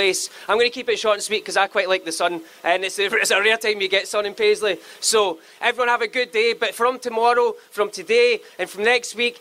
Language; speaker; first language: English; native; English